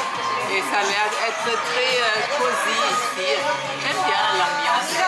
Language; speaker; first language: French; non-native, fluent; German